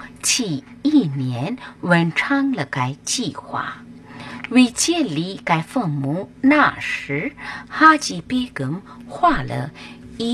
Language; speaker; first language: Chinese; non-native, fluent; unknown